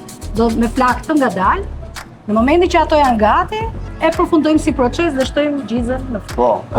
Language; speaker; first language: Albanian; native; Albanian